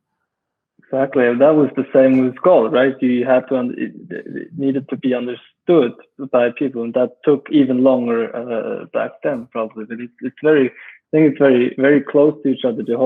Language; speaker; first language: English; non-native, fluent; German